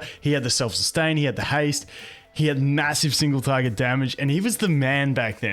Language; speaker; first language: English; native; English